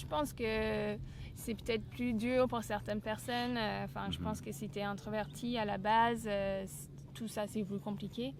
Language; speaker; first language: French; non-native, fluent; English